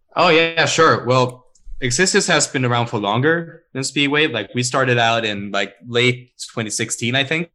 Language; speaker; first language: English; non-native, fluent; Swedish